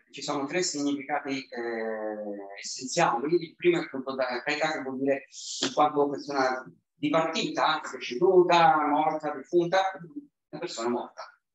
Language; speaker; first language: Italian; native; Italian